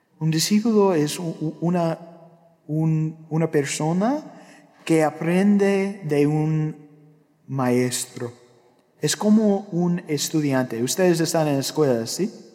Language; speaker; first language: Spanish; non-native, fluent; English